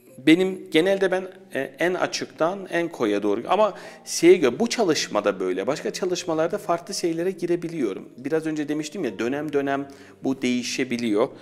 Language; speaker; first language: Turkish; native; Turkish